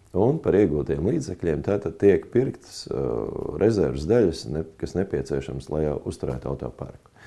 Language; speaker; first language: Latvian; native; Latvian